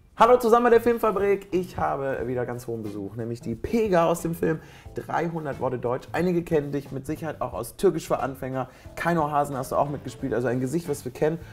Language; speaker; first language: German; native; German